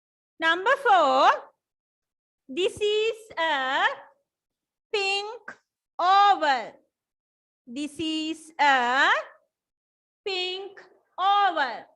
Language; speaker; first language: English; non-native, local second language; Sinhala